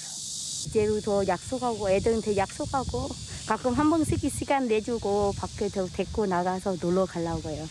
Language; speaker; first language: Korean; non-native, learner; Vietnamese